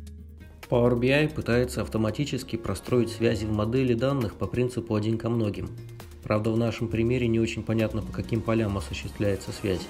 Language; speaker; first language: Russian; native; Russian